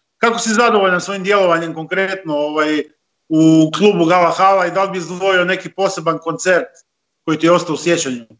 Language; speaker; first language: Croatian; native; Croatian